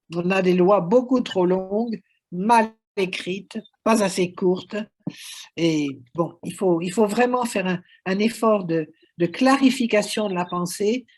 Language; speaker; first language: French; native; French